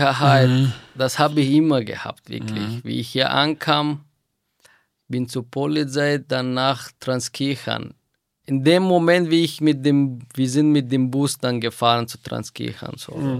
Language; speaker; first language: German; non-native, fluent; Persian